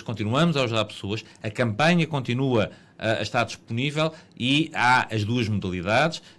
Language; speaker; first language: Portuguese; native; Portuguese